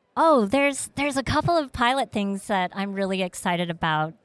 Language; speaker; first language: English; early bilingual, other home language; Vietnamese